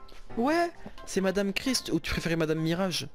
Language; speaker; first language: French; native; French